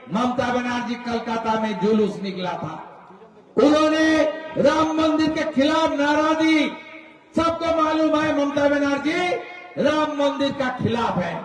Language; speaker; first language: Hindi; non-native, local second language; Bangla